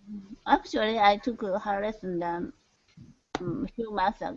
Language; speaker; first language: English; non-native, learner; Japanese